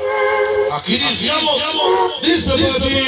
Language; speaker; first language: Spanish; native; Spanish